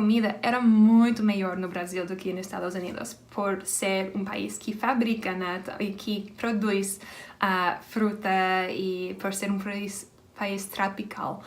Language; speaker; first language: Portuguese; non-native, fluent; English